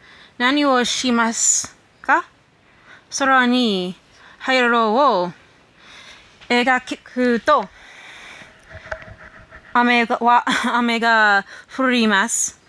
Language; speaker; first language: Japanese; non-native, learner; English